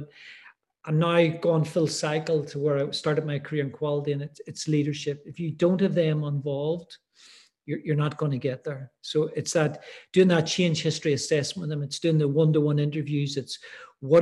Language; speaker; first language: English; native; English